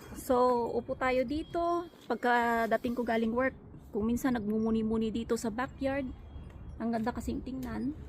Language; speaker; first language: Filipino; non-native, local second language; Hiligaynon